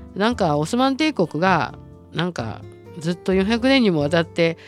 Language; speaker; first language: Japanese; native; Japanese